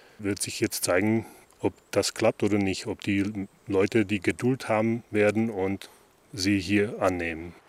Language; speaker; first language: German; non-native, fluent; Slovak